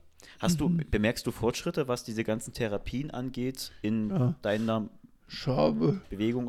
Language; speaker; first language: German; native; German